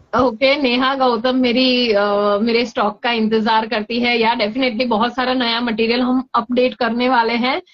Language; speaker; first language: Hindi; non-native, local second language; Gujarati